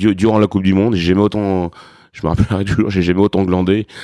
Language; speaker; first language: French; native; French